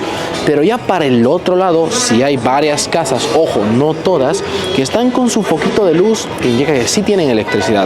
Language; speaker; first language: Spanish; native; Spanish